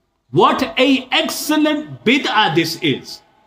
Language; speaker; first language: English; early bilingual, other home language; Urdu